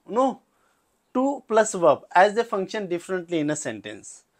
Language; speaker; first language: English; non-native, local second language; Marathi